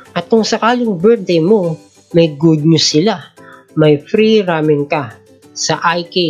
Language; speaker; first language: Filipino; native; Filipino